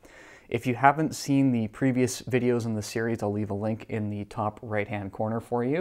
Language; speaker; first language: English; native; English